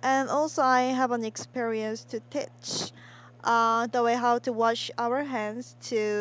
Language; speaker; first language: English; non-native, learner; Korean